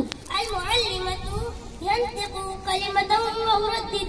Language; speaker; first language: Arabic; non-native, learner; Urdu